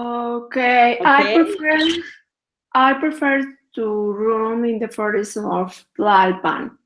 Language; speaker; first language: English; non-native, learner; Spanish